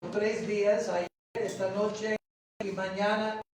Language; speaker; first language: Spanish; non-native, fluent; English